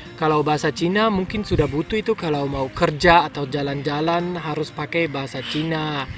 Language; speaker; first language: Indonesian; non-native, fluent; German